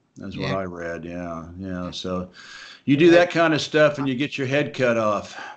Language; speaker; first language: English; native; English